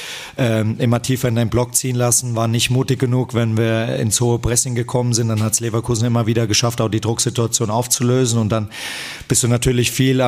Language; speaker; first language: German; native; German